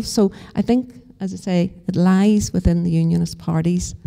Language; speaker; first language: English; native; English